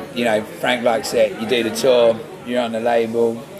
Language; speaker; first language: English; native; English